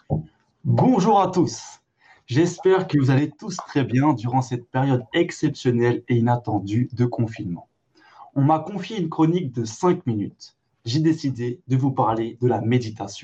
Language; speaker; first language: French; native; French